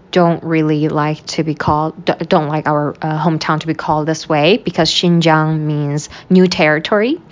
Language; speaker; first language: English; non-native, fluent; Uyghur